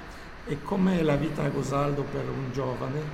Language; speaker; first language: Italian; non-native, fluent; French